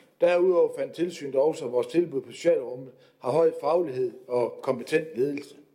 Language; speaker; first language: Danish; native; Danish